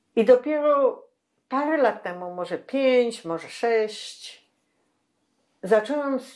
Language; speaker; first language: Polish; non-native, local second language; Yiddish